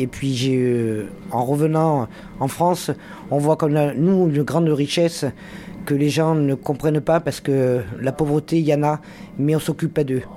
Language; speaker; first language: French; native; French